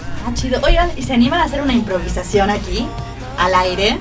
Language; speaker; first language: Spanish; native; Spanish